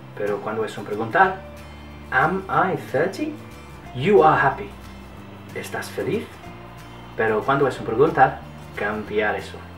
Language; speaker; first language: Spanish; non-native, learner; English